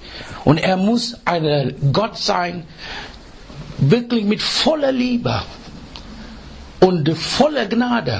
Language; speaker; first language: German; non-native, learner; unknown